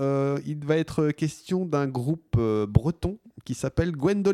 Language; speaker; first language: French; native; French